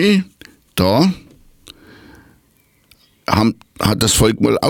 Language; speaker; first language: German; native; German